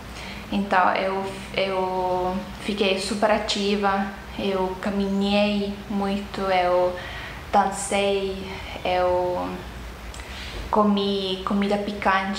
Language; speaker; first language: Portuguese; non-native, fluent; Estonian